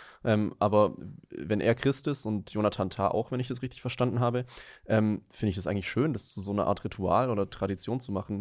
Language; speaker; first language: German; native; German